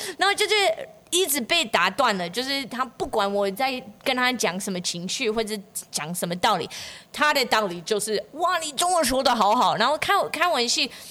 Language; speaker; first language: Chinese; non-native, fluent; English